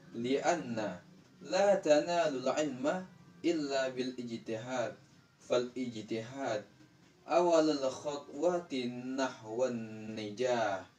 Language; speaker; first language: Arabic; non-native, learner; Indonesian